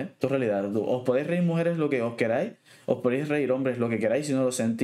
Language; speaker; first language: Spanish; native; Spanish